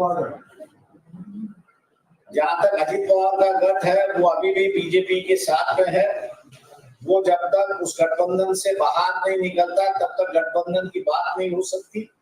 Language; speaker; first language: Hindi; non-native, local second language; Marathi